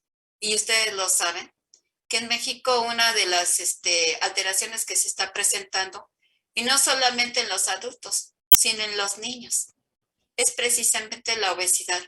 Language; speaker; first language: Spanish; native; Spanish